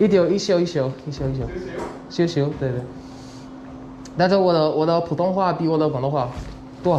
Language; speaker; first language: Chinese; non-native, fluent; English